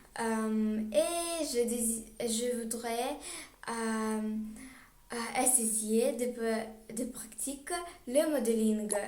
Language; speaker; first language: French; non-native, learner; Russian